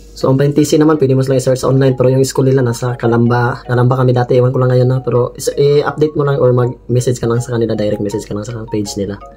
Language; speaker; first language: Filipino; non-native, local second language; Cebuano